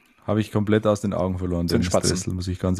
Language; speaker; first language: German; native; German